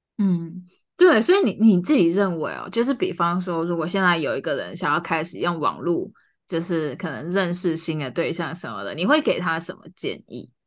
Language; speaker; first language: Chinese; native; Chinese